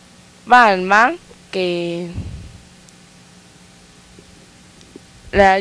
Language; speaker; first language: Spanish; non-native, learner; Chinese